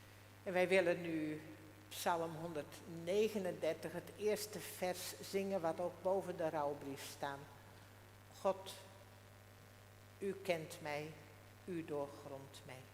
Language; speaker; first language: Dutch; non-native, local second language; Western Frisian